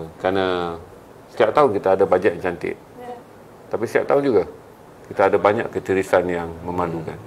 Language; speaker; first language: Malay; native; Malay